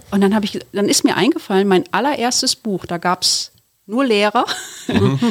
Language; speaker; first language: German; early bilingual, other home language; Turkish